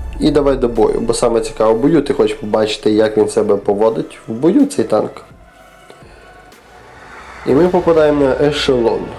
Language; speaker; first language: Ukrainian; native; Ukrainian